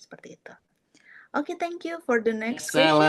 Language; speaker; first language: English; non-native, fluent; Indonesian